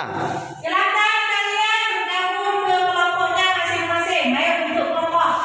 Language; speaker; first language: Indonesian; native; Indonesian